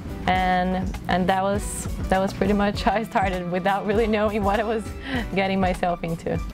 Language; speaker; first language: English; non-native, fluent; Portuguese